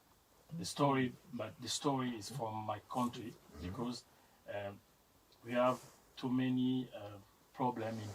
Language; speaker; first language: English; non-native, learner; French